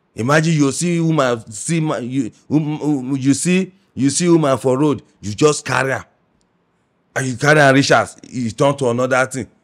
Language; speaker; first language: Nigerian Pidgin; non-native, local second language; Yoruba